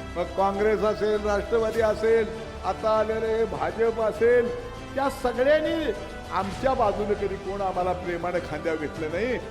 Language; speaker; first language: Marathi; native; Marathi